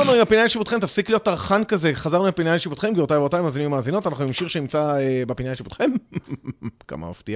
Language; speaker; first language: Hebrew; native; Hebrew